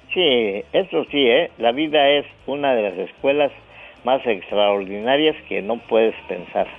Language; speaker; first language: Spanish; native; Spanish